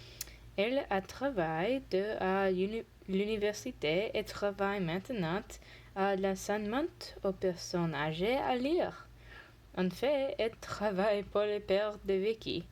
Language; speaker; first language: French; non-native, learner; English